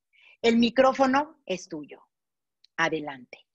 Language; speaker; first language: Spanish; native; Spanish